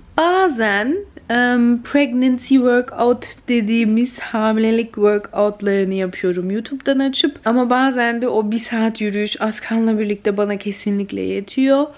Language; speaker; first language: Turkish; early bilingual, heritage; Turkish